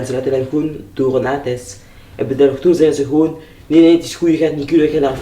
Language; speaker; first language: Dutch; non-native, local second language; French